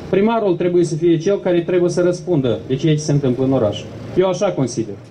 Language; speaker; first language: Romanian; native; Romanian